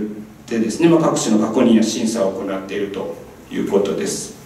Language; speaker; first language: Japanese; native; Japanese